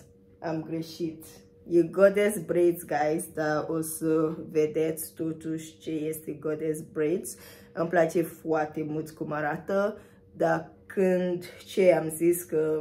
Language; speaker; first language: Romanian; non-native, fluent; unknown